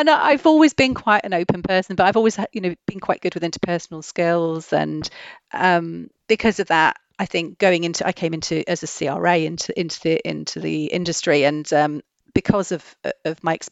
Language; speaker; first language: English; native; English